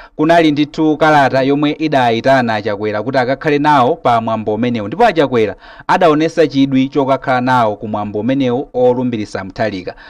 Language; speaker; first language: Nyanja; native; Nyanja